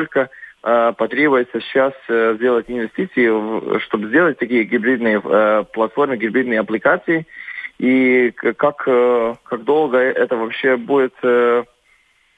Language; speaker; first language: Russian; non-native, local second language; Latvian